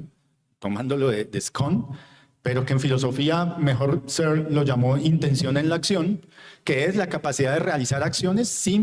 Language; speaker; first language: Spanish; native; Spanish